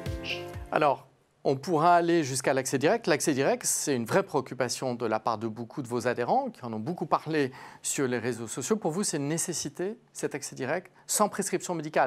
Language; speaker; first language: French; native; French